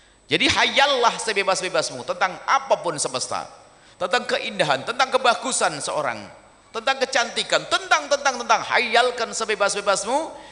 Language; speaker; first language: Indonesian; native; Indonesian